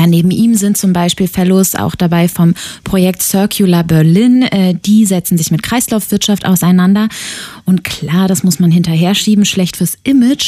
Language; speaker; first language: German; native; German